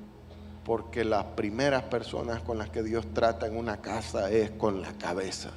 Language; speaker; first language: Spanish; native; Spanish